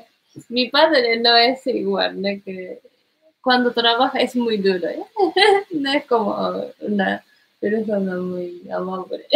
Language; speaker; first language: Spanish; non-native, learner; Japanese